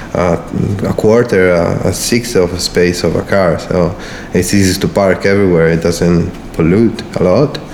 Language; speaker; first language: English; non-native, fluent; Italian